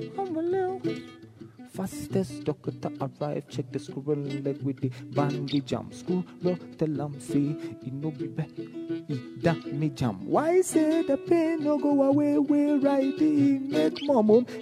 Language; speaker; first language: Romanian; early bilingual, heritage; Romanian